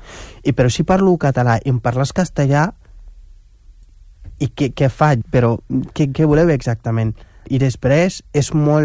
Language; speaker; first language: Catalan; non-native, local second language; Wolof